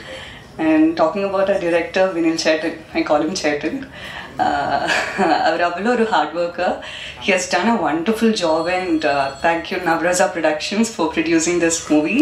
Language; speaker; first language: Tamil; non-native, learner; Malayalam